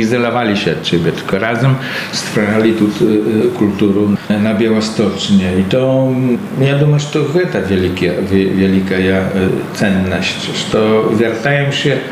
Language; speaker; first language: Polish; non-native, local second language; Belarusian